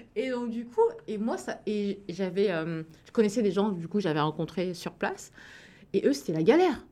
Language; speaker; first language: French; early bilingual, other home language; Wolof